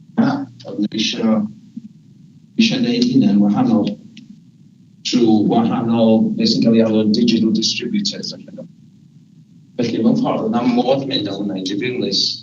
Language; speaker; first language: Welsh; native; Welsh